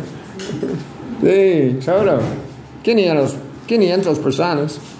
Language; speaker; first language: Spanish; non-native, learner; English